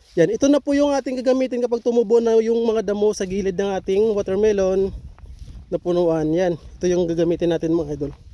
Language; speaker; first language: Filipino; non-native, local second language; Hiligaynon